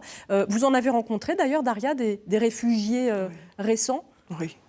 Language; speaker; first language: French; native; French